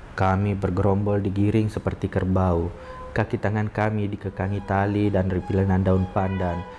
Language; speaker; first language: Indonesian; non-native, local second language; Buginese